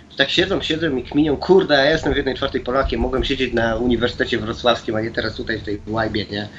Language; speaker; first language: Polish; native; Polish